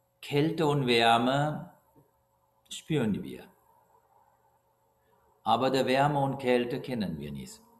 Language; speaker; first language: German; non-native, fluent; Sinhala